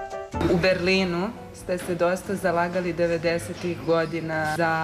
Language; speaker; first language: Serbian; native; Serbian